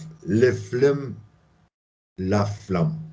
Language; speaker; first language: French; non-native, learner; Spanish